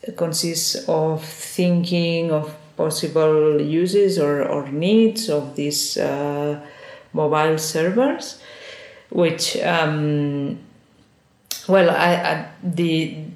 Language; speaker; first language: English; non-native, fluent; Spanish